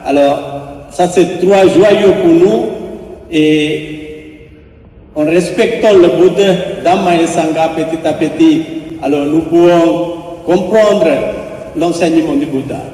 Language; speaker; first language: French; non-native, fluent; Sinhala